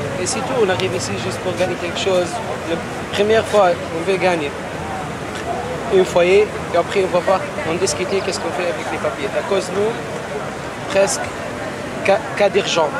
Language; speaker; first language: French; non-native, learner; Arabic